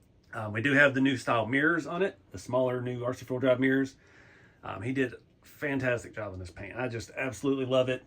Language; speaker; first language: English; native; English